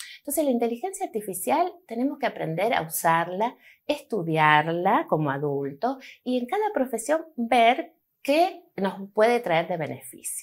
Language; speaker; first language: Spanish; native; Spanish